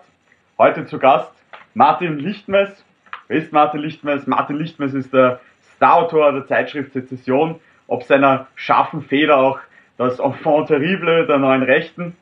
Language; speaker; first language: German; native; German